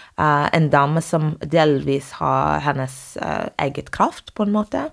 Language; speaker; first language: Norwegian; non-native, fluent; English